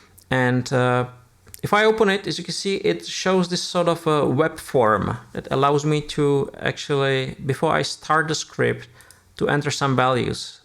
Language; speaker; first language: English; non-native, fluent; Czech